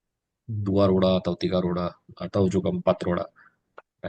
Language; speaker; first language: Indonesian; non-native, learner; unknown